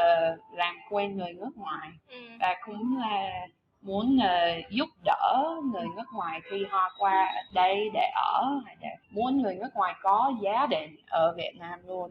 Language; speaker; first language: Vietnamese; non-native, fluent; English